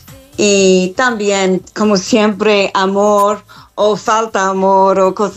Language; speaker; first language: Spanish; non-native, fluent; English